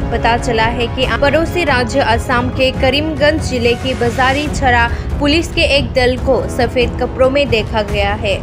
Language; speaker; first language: Hindi; non-native, local second language; Bangla